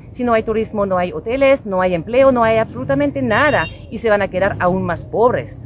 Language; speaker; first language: Spanish; non-native, fluent; French